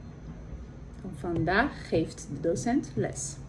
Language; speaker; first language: Dutch; non-native, fluent; Portuguese